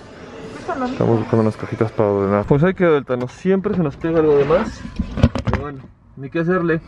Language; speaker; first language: Spanish; native; Spanish